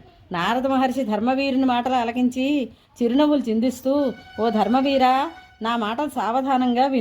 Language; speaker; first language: Telugu; native; Telugu